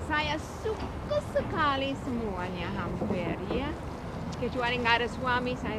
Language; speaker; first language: Indonesian; non-native, fluent; English